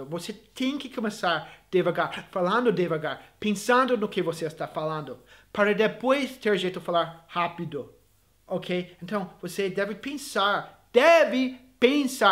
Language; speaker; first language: Portuguese; non-native, fluent; English